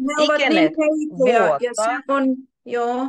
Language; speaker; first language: Finnish; non-native, learner; Ukrainian